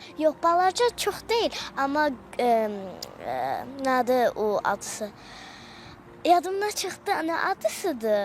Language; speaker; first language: Azerbaijani; early bilingual, heritage; Azerbaijani